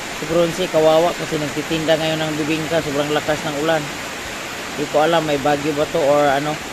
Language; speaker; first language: Filipino; non-native, local second language; Cebuano